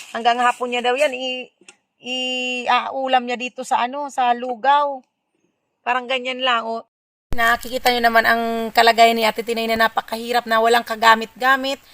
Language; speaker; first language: Filipino; non-native, local second language; Bikol